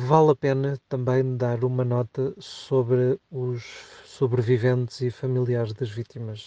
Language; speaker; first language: Portuguese; native; Portuguese